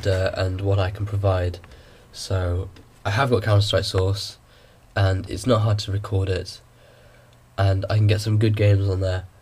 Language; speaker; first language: English; native; English